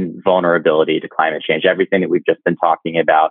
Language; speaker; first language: English; native; English